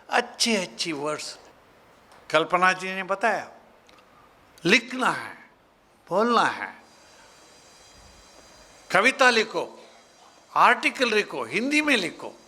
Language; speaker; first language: Hindi; non-native, local second language; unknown